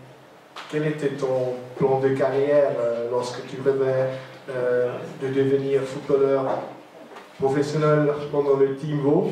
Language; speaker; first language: French; non-native, local second language; German